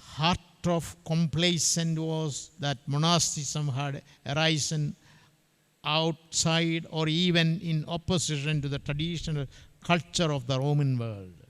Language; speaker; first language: English; non-native, local second language; Malayalam